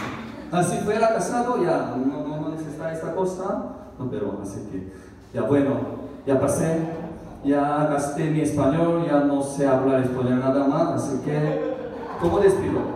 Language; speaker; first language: Spanish; non-native, learner; Korean